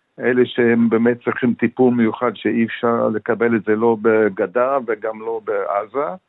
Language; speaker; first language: Hebrew; non-native, fluent; German